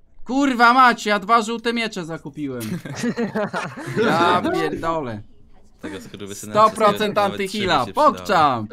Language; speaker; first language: Polish; native; Polish